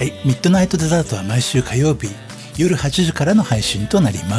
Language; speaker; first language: Japanese; native; Japanese